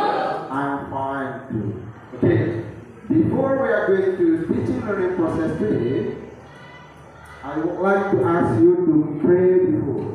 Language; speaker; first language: English; non-native, local second language; Indonesian